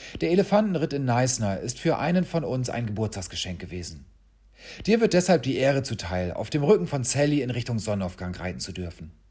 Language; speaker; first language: German; native; German